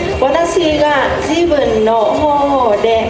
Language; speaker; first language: Japanese; non-native, learner; Vietnamese